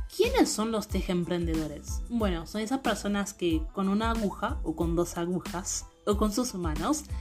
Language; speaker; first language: Spanish; non-native, fluent; Haitian Creole